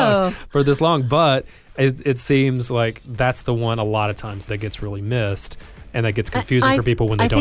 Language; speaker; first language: English; native; English